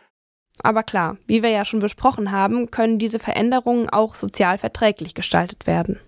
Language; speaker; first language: German; native; German